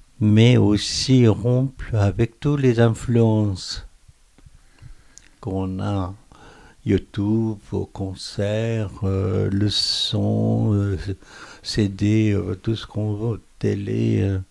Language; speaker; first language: French; non-native, fluent; Korean